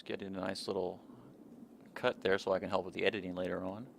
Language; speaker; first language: English; native; English